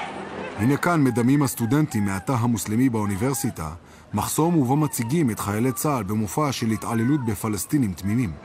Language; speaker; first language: Hebrew; native; Hebrew